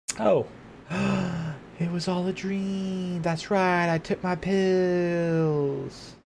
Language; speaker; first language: English; native; English